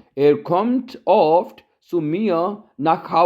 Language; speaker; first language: German; non-native, learner; Urdu